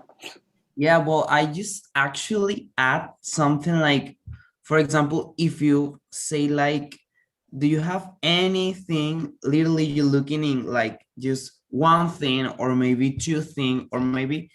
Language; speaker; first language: English; non-native, fluent; Spanish